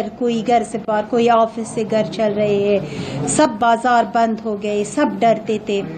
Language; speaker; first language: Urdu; non-native, fluent; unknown